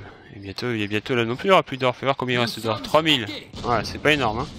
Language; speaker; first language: French; native; French